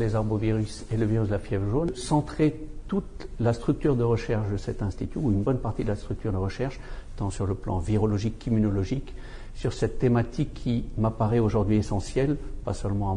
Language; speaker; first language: French; non-native, fluent; Spanish